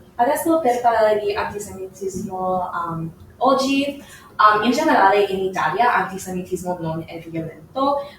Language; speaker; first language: Italian; non-native, learner; English